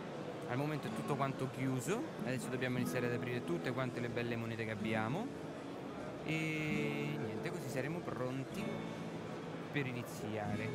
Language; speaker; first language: Italian; native; Italian